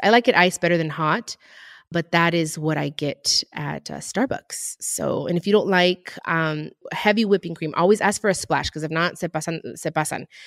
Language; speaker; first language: English; early bilingual, other home language; Spanish